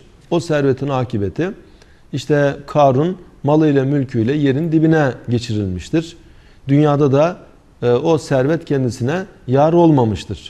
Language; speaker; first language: Turkish; native; Turkish